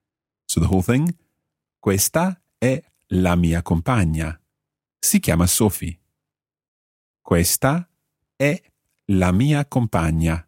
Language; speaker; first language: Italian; non-native, fluent; English